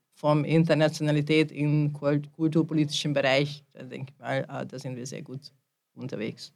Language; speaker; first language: German; non-native, fluent; Hungarian